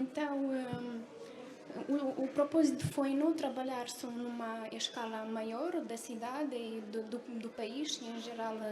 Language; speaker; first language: Portuguese; non-native, fluent; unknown